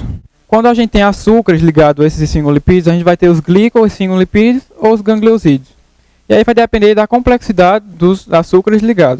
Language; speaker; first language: Portuguese; native; Portuguese